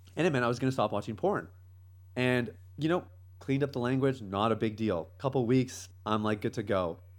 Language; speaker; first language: English; native; English